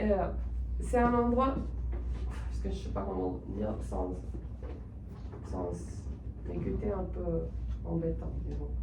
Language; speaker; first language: French; non-native, fluent; Spanish